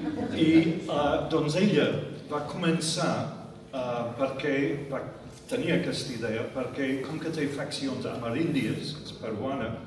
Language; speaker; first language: Catalan; non-native, fluent; English